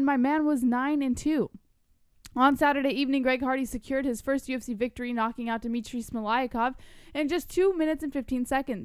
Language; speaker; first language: English; native; English